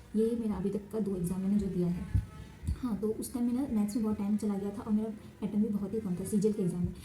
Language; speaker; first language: Hindi; non-native, local second language; Assamese